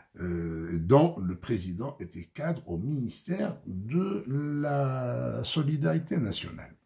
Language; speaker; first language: French; non-native, local second language; Arabic